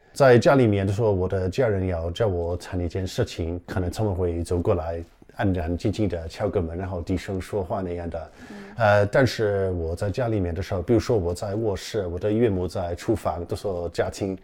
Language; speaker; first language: Chinese; non-native, fluent; English